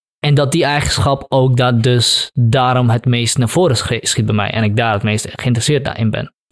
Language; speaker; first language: Dutch; early bilingual, other home language; Kurdish